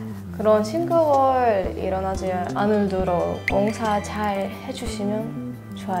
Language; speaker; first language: Korean; non-native, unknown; Russian